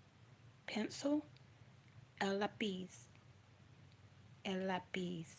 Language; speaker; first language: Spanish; non-native, learner; English